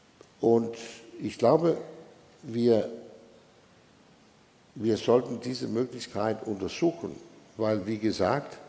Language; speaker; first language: German; non-native, fluent; Danish